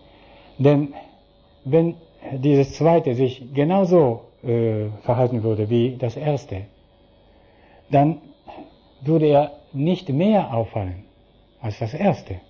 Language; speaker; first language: German; non-native, fluent; Japanese